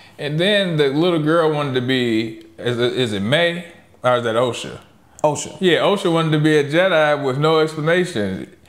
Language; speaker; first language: English; native; English